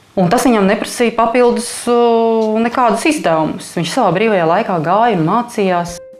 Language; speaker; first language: Latvian; native; Latvian